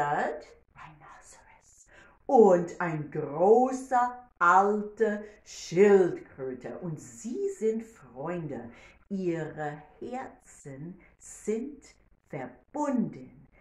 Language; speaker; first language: German; non-native, learner; English